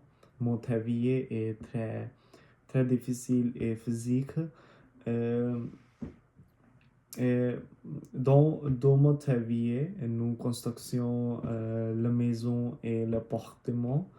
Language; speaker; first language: French; non-native, learner; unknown